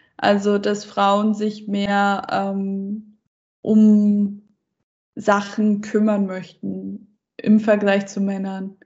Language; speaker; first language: German; early bilingual, other home language; Persian